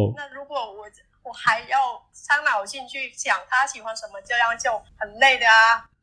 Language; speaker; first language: Chinese; non-native, fluent; Vietnamese